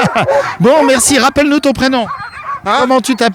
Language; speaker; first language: French; native; French